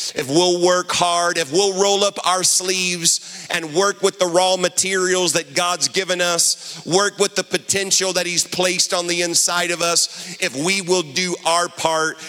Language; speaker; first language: English; native; English